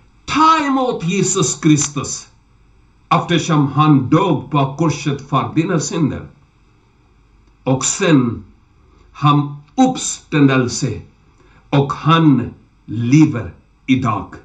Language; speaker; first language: Swedish; non-native, learner; Urdu